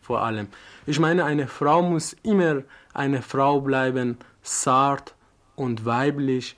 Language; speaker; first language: German; non-native, learner; Persian